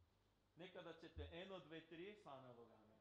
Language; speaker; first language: Bulgarian; non-native, learner; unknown